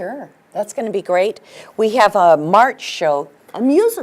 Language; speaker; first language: English; native; English